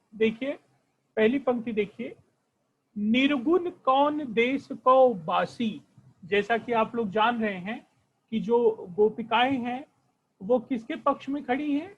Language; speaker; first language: Hindi; non-native, local second language; Marathi